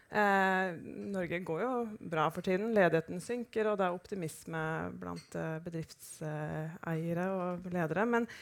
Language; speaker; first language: Norwegian; native; Norwegian